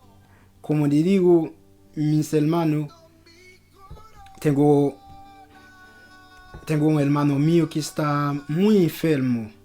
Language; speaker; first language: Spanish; non-native, local second language; Haitian Creole